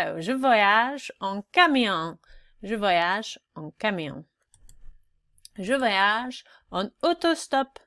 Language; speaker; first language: French; non-native, fluent; English